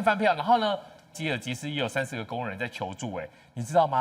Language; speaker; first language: Chinese; native; Chinese